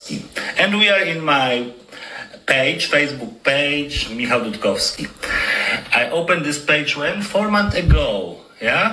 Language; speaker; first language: English; non-native, learner; Polish